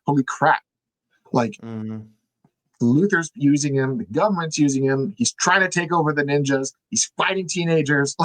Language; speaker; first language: English; native; English